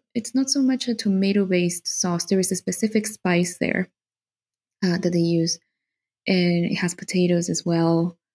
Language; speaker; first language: English; non-native, fluent; Spanish